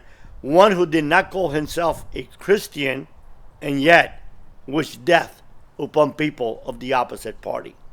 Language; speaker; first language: English; early bilingual, other home language; Spanish